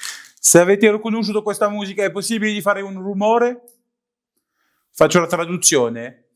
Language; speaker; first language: Italian; non-native, learner; French